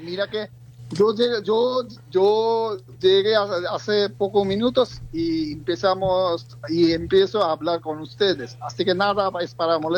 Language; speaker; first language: Spanish; non-native, learner; Bangla